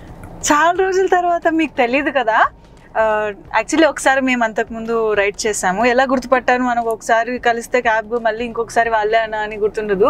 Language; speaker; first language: Telugu; native; Telugu